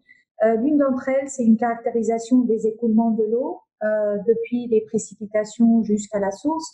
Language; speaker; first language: French; non-native, local second language; Arabic